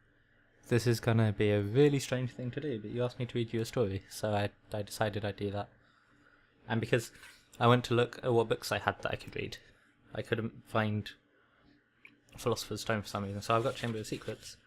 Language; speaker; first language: English; native; English